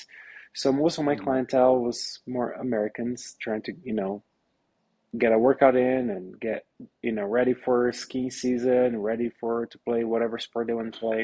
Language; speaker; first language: English; non-native, fluent; Portuguese